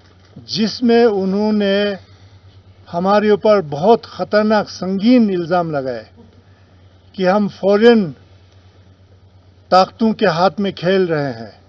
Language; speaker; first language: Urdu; non-native, local second language; Ladakhi